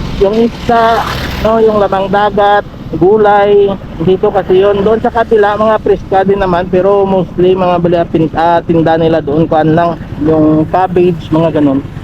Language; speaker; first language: Filipino; non-native, local second language; Hiligaynon